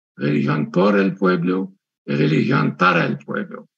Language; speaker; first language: Spanish; non-native, fluent; French